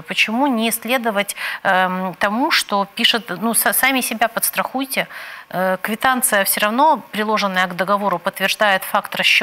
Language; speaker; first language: Russian; native; Russian